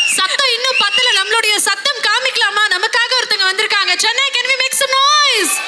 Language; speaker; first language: Tamil; native; Tamil